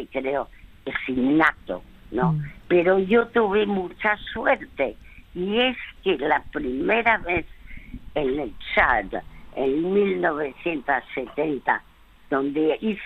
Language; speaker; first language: Spanish; early bilingual, other home language; French